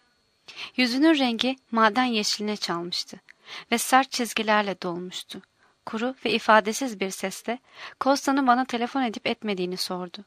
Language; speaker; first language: Turkish; native; Turkish